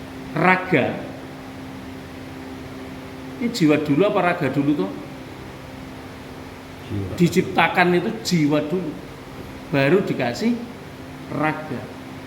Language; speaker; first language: Indonesian; non-native, local second language; Javanese